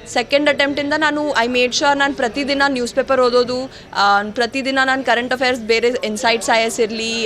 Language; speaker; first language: Kannada; native; Kannada